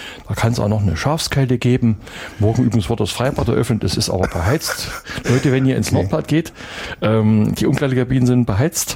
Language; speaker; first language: German; native; German